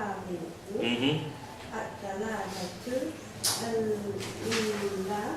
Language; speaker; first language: Arabic; non-native, learner; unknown